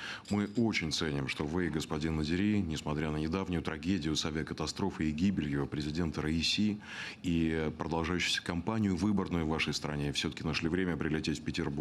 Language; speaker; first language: Russian; native; Russian